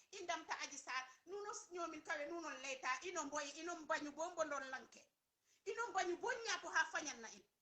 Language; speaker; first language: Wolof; non-native, local second language; Serer